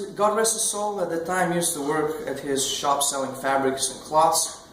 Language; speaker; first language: English; non-native, fluent; Albanian